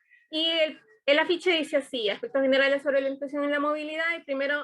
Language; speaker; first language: Spanish; native; Spanish